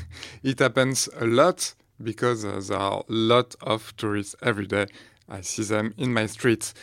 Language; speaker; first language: English; non-native, fluent; French